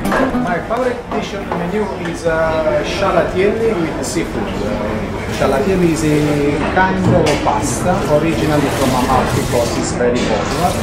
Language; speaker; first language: English; non-native, learner; Italian